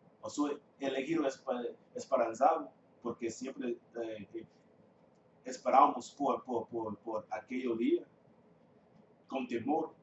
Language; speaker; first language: Spanish; non-native, fluent; English